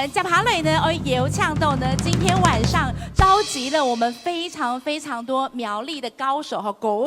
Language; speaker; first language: Chinese; native; Chinese